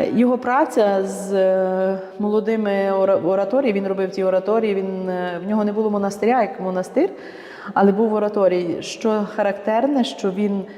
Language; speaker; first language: Ukrainian; native; Ukrainian